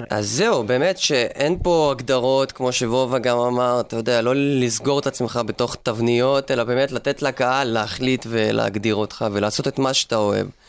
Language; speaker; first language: Hebrew; early bilingual, other home language; Russian